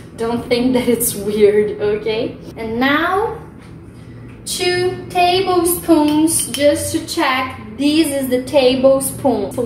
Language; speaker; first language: English; non-native, fluent; Portuguese